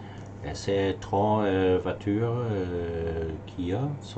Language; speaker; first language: French; non-native, learner; German